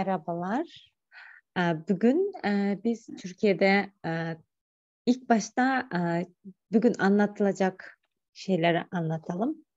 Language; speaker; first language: Turkish; non-native, fluent; Kyrgyz